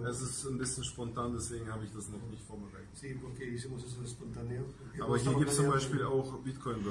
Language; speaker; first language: German; non-native, fluent; Russian